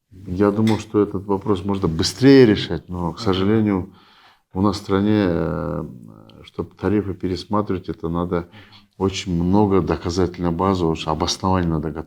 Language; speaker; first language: Russian; non-native, local second language; Kyrgyz